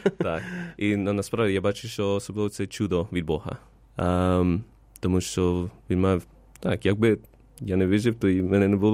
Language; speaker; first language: Ukrainian; non-native, fluent; Spanish